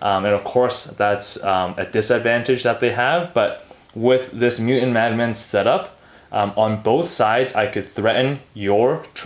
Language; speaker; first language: English; native; English